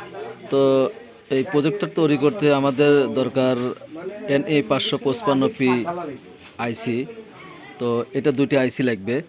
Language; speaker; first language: Bangla; native; Bangla